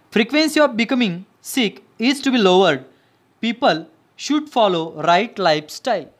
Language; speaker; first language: English; non-native, local second language; Marathi